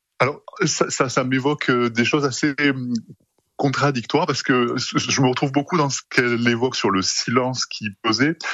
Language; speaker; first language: French; early bilingual, other home language; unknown